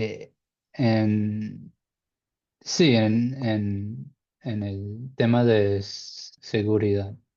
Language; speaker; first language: Spanish; non-native, learner; English